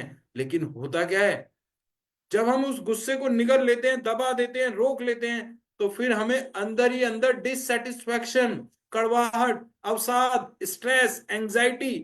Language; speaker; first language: Hindi; native; Hindi